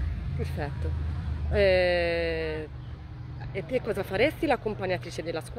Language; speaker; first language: Italian; native; Italian